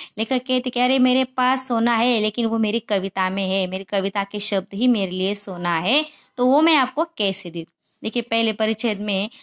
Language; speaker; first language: Hindi; non-native, local second language; Marathi